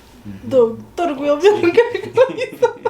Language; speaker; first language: Spanish; native; Spanish